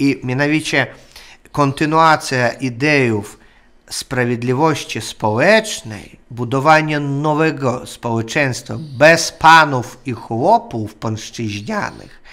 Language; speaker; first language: Polish; non-native, learner; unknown